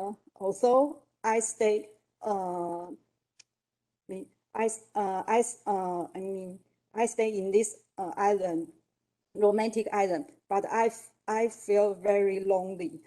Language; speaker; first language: English; non-native, learner; Chinese